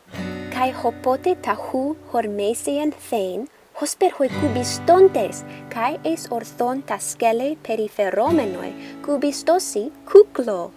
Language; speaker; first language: Greek; non-native, learner; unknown